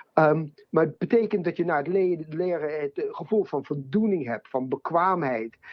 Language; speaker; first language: Dutch; non-native, fluent; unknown